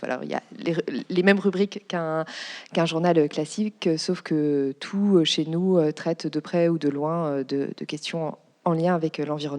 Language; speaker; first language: French; native; French